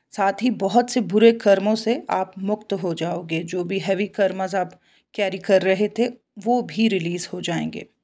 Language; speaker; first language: Hindi; native; Hindi